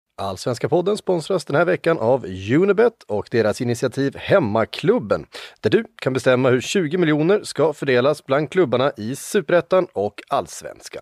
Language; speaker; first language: Swedish; native; Swedish